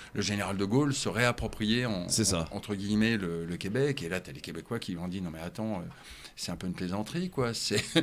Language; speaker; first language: French; native; French